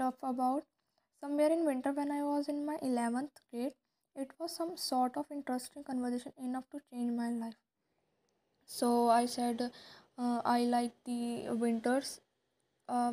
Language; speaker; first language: English; non-native, local second language; Hindi